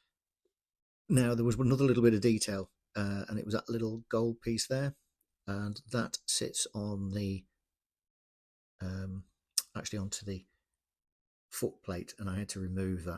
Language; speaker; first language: English; native; English